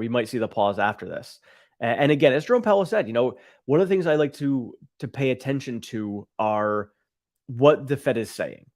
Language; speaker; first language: English; native; English